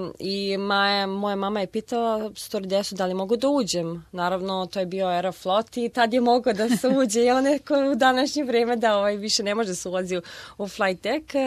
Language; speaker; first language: Serbian; early bilingual, heritage; Serbian